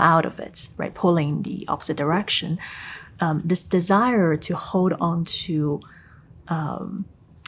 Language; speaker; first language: English; non-native, fluent; Chinese